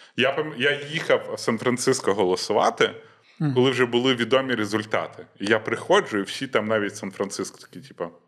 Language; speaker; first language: Ukrainian; native; Ukrainian